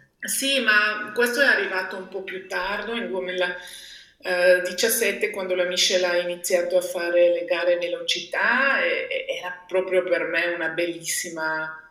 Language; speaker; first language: Italian; non-native, local second language; German